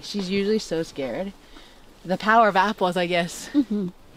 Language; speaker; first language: English; native; English